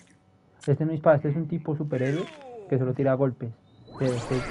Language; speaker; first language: Spanish; native; Spanish